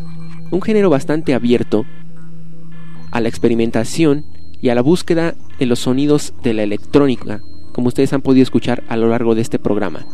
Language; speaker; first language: Spanish; native; Spanish